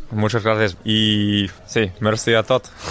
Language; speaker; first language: Spanish; non-native, learner; English